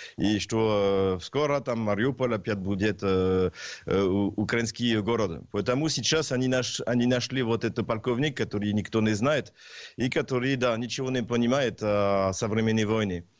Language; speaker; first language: Russian; non-native, learner; French